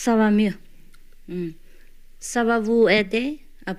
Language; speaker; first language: French; non-native, learner; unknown